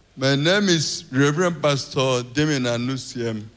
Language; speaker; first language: English; non-native, local second language; Igbo